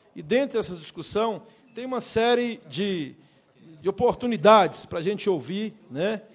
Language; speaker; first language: Portuguese; native; Portuguese